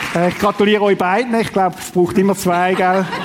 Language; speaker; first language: German; native; German